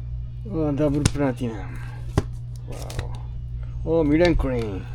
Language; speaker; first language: English; non-native, learner; Japanese